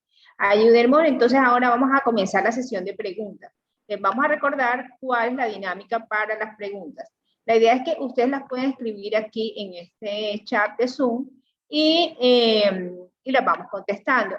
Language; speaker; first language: Spanish; native; Spanish